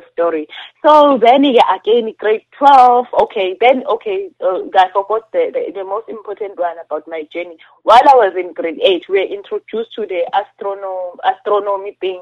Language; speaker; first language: English; non-native, local second language; Zulu